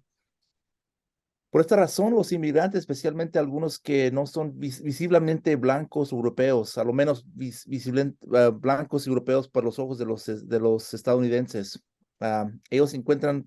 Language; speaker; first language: Spanish; early bilingual, heritage; Spanish